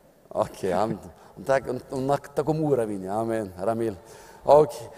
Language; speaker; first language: Russian; non-native, learner; Norwegian